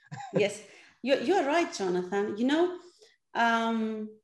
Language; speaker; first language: English; non-native, fluent; Greek